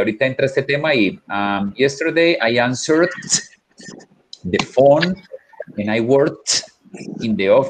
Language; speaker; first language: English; non-native, fluent; Spanish